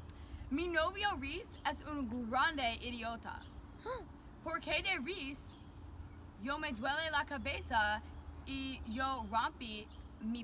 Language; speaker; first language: Spanish; non-native, learner; English